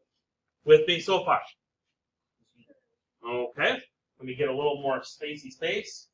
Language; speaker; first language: English; native; English